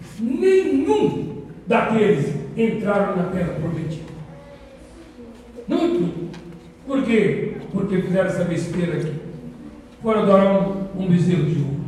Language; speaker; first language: Portuguese; native; Portuguese